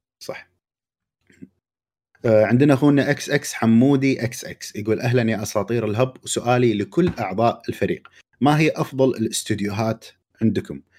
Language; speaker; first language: Arabic; native; Arabic